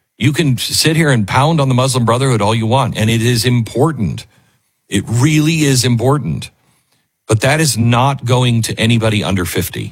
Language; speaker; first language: English; native; English